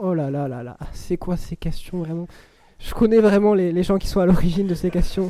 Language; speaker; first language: French; early bilingual, other home language; Arabic